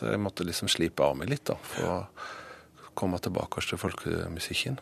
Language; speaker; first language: Norwegian; native; Norwegian